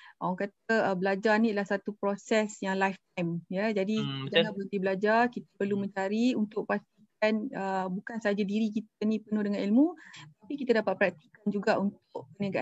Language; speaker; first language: Malay; native; Malay